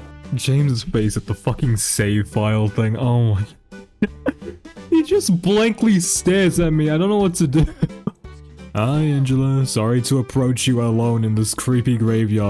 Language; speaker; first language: English; native; English